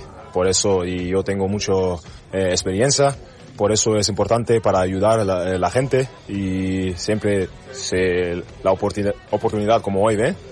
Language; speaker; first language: Spanish; non-native, learner; German